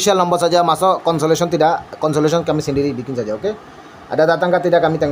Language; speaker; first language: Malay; non-native, learner; Bangla